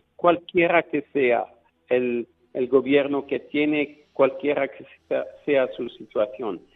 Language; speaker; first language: Spanish; native; Spanish